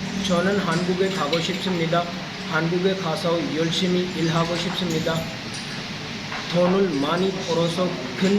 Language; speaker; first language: Korean; non-native, learner; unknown